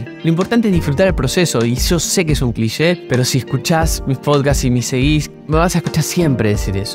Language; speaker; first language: Spanish; native; Spanish